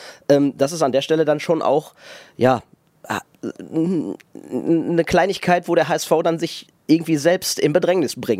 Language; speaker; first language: German; native; German